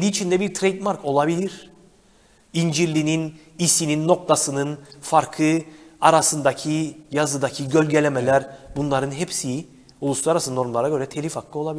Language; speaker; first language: Turkish; native; Turkish